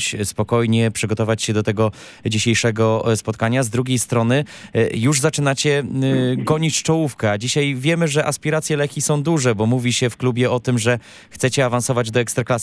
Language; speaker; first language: Polish; native; Polish